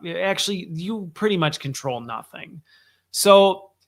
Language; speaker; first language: English; native; English